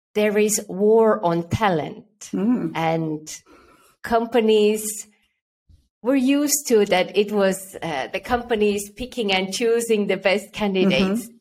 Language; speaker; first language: English; early bilingual, other home language; Estonian